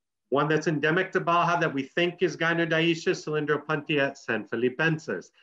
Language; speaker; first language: English; native; English